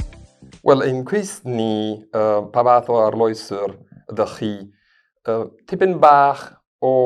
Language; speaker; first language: Welsh; non-native, fluent; Spanish